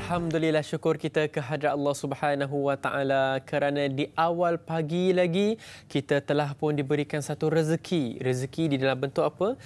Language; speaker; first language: Malay; native; Malay